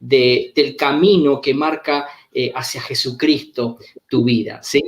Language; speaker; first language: Spanish; native; Spanish